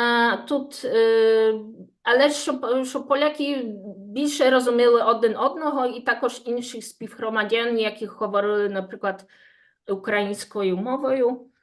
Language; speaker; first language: Ukrainian; non-native, fluent; Polish